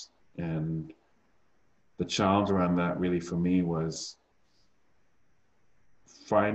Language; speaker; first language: English; non-native, fluent; German